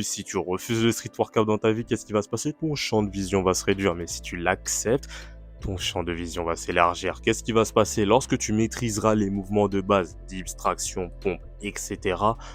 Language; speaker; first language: French; native; French